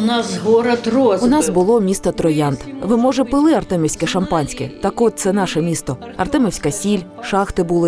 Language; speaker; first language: Ukrainian; native; Ukrainian